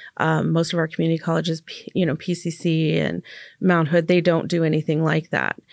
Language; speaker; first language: English; native; English